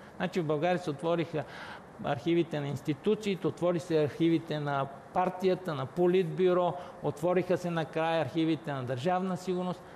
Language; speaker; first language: Bulgarian; native; Bulgarian